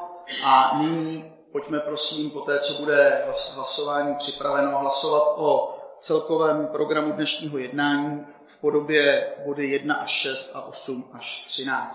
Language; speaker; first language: Czech; native; Czech